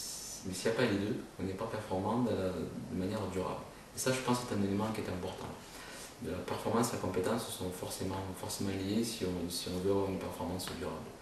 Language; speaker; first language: French; native; French